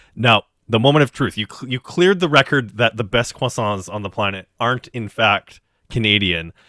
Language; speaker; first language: English; native; English